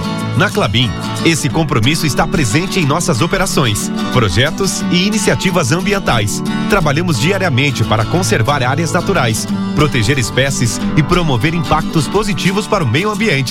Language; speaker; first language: Portuguese; native; Portuguese